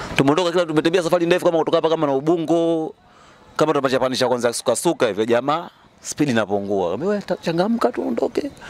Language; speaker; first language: Swahili; native; Swahili